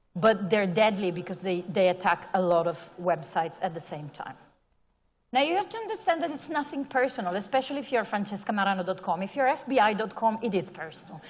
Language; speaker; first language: English; non-native, fluent; Italian